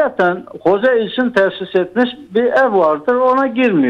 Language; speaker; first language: Turkish; non-native, local second language; Kurdish